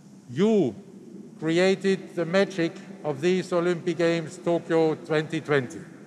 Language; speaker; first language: English; non-native, fluent; German